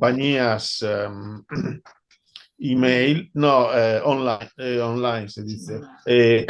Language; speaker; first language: Spanish; non-native, fluent; Italian